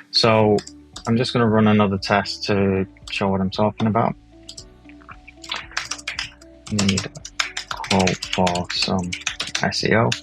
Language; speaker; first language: English; native; English